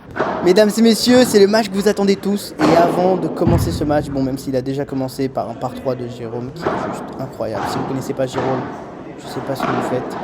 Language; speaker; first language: French; native; French